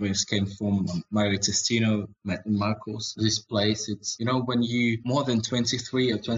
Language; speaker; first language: English; non-native, learner; Russian